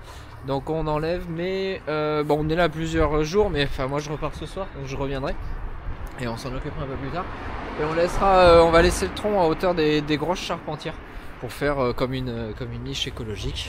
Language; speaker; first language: French; native; French